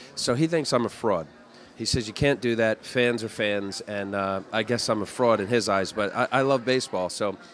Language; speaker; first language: English; native; English